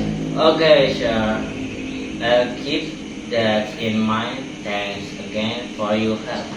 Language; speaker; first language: English; non-native, learner; Indonesian